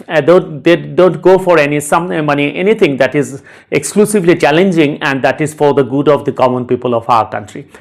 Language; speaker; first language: English; non-native, local second language; Bangla